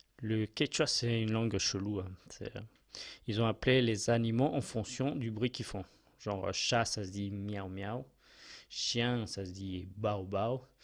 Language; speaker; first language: French; non-native, fluent; Spanish